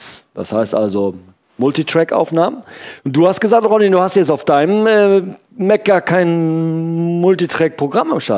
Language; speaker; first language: German; native; German